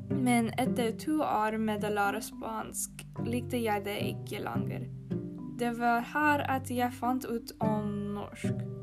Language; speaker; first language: Norwegian; non-native, learner; English